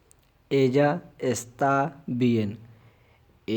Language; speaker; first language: Spanish; non-native, fluent; Urdu